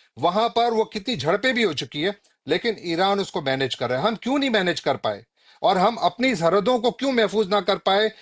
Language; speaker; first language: Urdu; non-native, local second language; Pashto